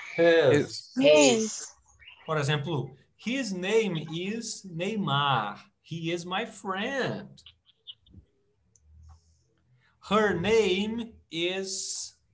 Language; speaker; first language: English; non-native, fluent; Portuguese